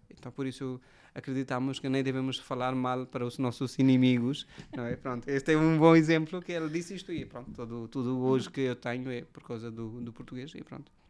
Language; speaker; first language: Portuguese; non-native, fluent; Hindi